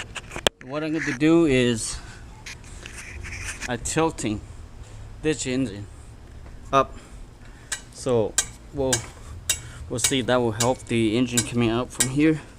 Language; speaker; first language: English; non-native, fluent; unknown